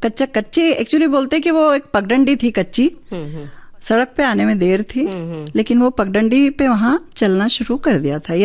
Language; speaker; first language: Hindi; native; Hindi